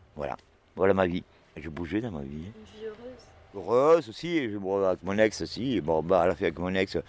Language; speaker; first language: French; native; French